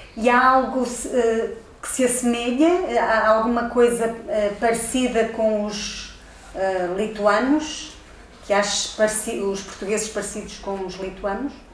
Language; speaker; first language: Portuguese; native; Portuguese